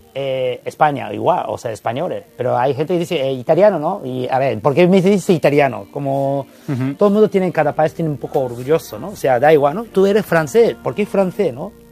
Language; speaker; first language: Spanish; non-native, learner; Japanese